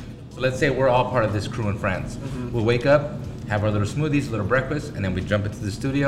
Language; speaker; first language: English; early bilingual, other home language; Spanish